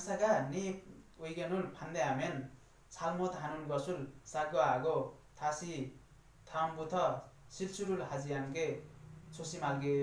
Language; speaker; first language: Korean; non-native, learner; Nepali